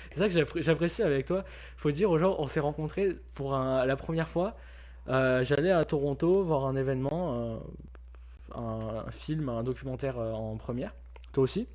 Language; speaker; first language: French; native; French